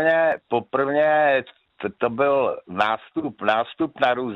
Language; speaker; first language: Czech; native; Czech